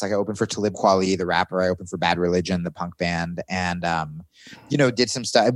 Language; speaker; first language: English; native; English